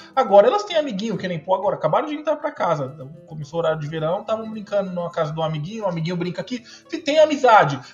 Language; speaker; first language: Portuguese; native; Portuguese